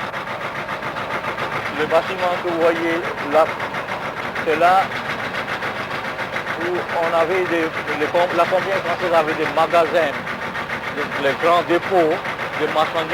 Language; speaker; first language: French; non-native, local second language; Bangla